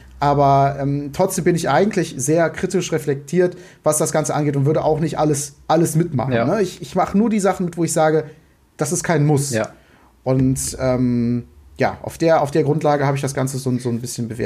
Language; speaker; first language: German; native; German